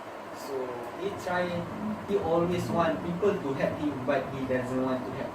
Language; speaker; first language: English; non-native, learner; Malay